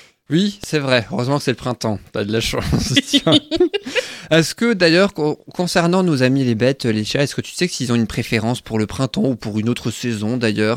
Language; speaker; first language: French; native; French